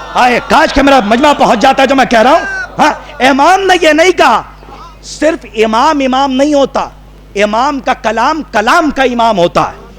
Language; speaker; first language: Urdu; native; Urdu